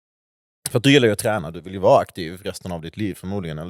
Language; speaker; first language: Swedish; native; Swedish